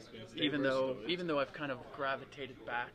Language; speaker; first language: English; early bilingual, other home language; German